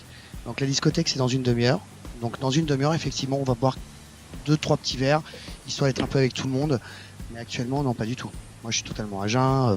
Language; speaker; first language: French; native; French